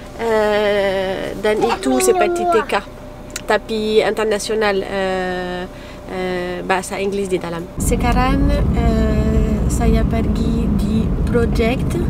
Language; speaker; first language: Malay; non-native, learner; French